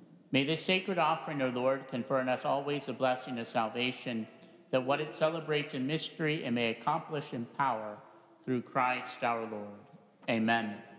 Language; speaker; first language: English; native; English